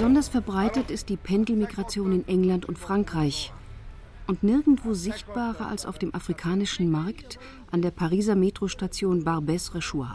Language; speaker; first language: German; native; German